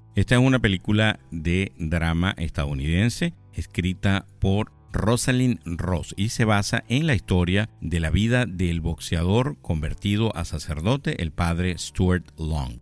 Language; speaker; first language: Spanish; native; Spanish